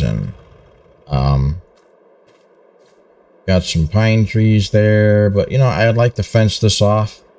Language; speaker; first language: English; native; English